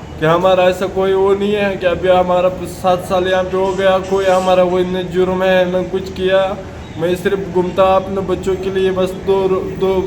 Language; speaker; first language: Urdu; non-native, fluent; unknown